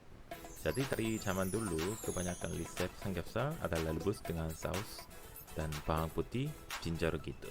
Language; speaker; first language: Indonesian; non-native, fluent; Korean